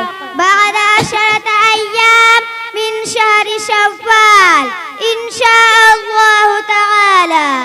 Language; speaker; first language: Arabic; non-native, learner; Urdu